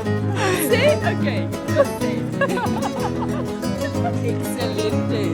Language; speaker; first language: Spanish; non-native, learner; English